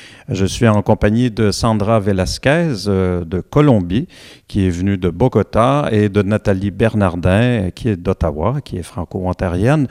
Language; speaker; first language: French; native; French